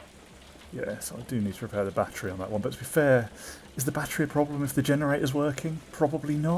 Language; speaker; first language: English; native; English